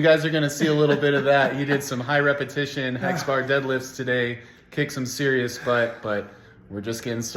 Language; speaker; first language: English; native; English